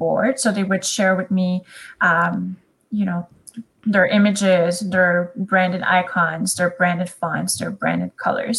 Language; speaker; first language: English; non-native, fluent; French